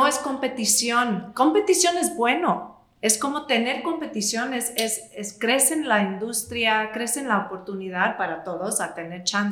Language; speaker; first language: Spanish; non-native, fluent; English